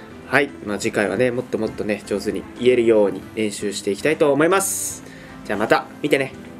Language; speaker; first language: Japanese; native; Japanese